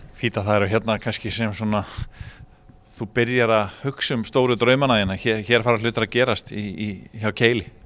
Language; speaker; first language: Icelandic; native; Icelandic